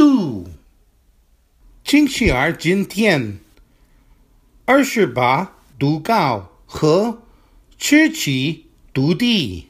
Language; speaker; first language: Chinese; non-native, learner; English